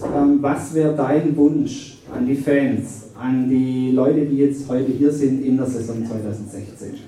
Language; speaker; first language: German; native; German